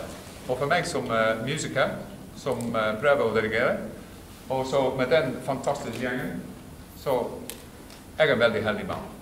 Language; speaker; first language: Norwegian; non-native, fluent; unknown